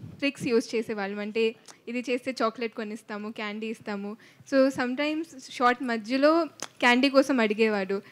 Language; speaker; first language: Telugu; non-native, fluent; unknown